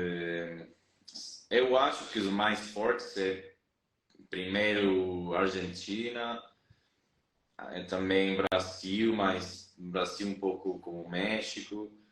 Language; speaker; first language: Portuguese; non-native, fluent; Spanish